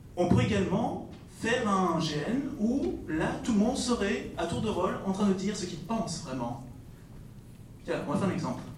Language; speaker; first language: French; non-native, fluent; Dutch